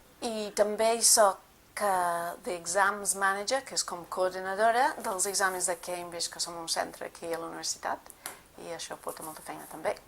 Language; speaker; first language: Catalan; non-native, fluent; English